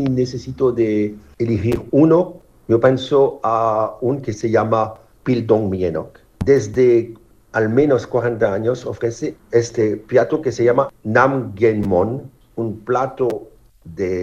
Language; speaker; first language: Spanish; non-native, fluent; French